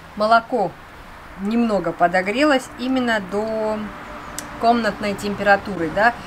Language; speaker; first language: Russian; non-native, local second language; Armenian